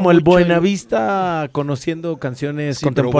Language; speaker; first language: Spanish; native; Spanish